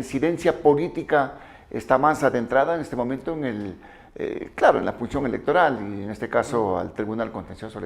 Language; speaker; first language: Spanish; native; Spanish